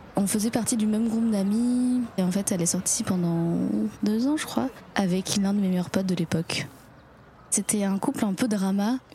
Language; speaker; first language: French; early bilingual, other home language; Chinese